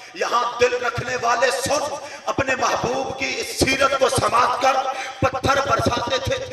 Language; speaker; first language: Urdu; non-native, local second language; Saraiki